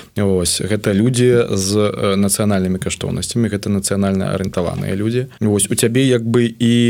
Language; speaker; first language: Belarusian; non-native, local second language; Russian